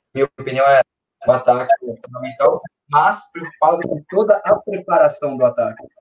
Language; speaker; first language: Portuguese; native; Portuguese